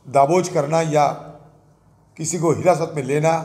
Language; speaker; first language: Hindi; non-native, local second language; Bangla